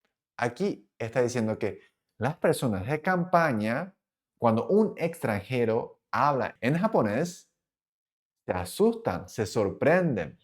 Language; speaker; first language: Spanish; non-native, fluent; Japanese